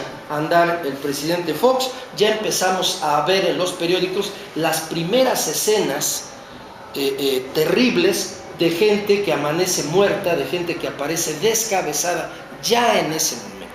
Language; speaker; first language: Spanish; native; Spanish